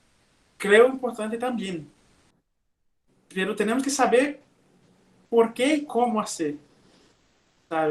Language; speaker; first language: Spanish; non-native, learner; Portuguese